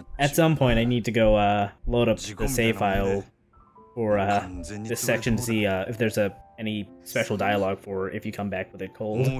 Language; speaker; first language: English; native; English